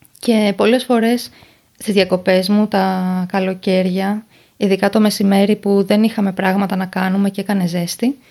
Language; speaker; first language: Greek; native; Greek